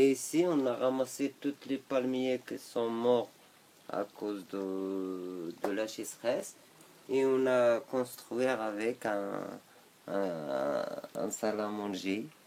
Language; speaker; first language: French; non-native, local second language; Arabic